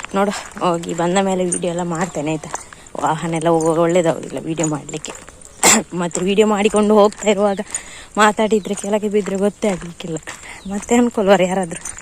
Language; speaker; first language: Kannada; non-native, local second language; Tulu